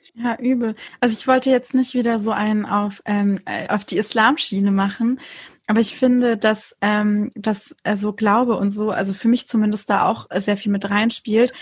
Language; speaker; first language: German; early bilingual, other home language; Turkish